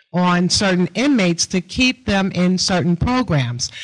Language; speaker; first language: English; native; English